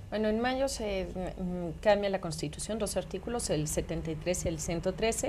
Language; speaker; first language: Spanish; native; Spanish